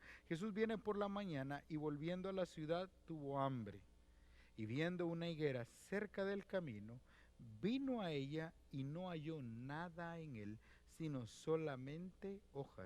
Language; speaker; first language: Spanish; native; Spanish